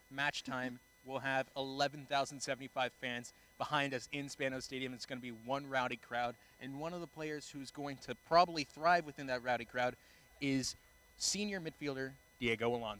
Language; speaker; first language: English; early bilingual, other home language; Spanish